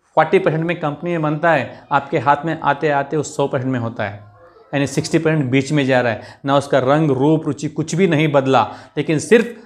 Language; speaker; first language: Hindi; non-native, local second language; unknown